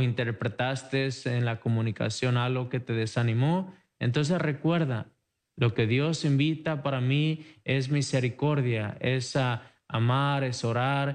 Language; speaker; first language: Spanish; native; Spanish